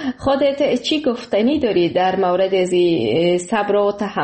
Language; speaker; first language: Persian; native; Persian